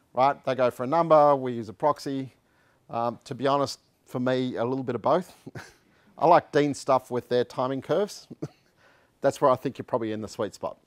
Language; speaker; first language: English; native; English